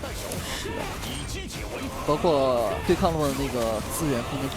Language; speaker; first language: Chinese; native; Chinese